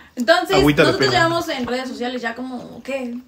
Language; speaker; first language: Spanish; native; Spanish